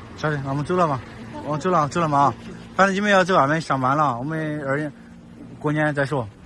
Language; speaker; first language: Chinese; native; Chinese